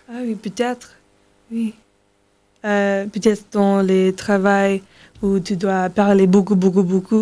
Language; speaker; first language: French; non-native, learner; English